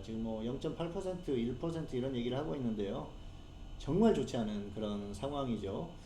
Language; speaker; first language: Korean; native; Korean